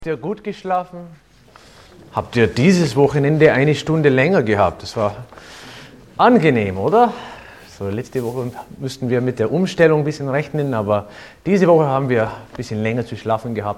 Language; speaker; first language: German; non-native, fluent; English